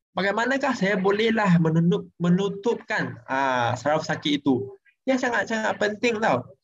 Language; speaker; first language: Malay; non-native, local second language; Chinese